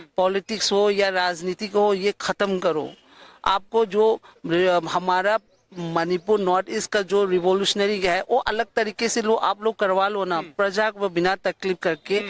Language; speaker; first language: Hindi; non-native, local second language; Manipuri